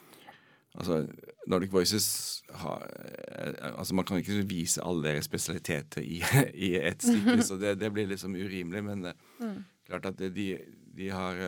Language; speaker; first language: Norwegian; native; Norwegian